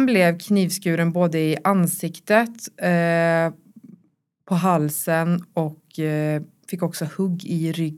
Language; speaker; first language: Swedish; native; Swedish